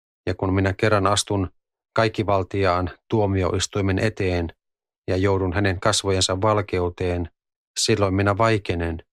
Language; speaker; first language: Finnish; native; Finnish